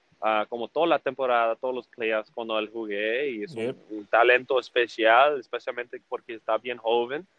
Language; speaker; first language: Spanish; early bilingual, heritage; English